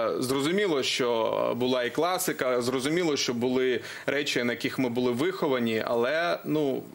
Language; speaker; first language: Ukrainian; non-native, local second language; Russian